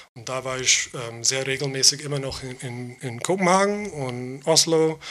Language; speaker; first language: German; non-native, fluent; English